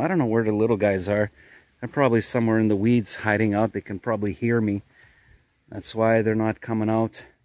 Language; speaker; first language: English; native; English